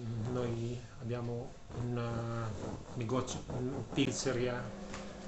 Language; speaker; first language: Italian; non-native, learner; Filipino